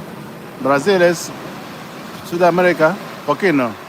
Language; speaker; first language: Spanish; non-native, learner; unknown